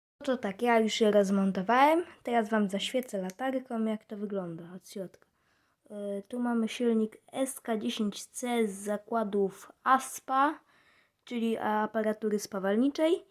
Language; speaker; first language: Polish; native; Polish